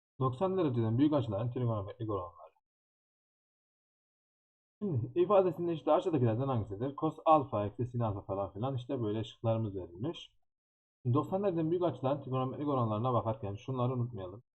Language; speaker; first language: Turkish; native; Turkish